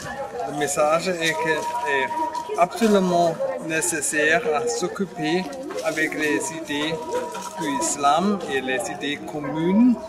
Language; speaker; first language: French; non-native, fluent; German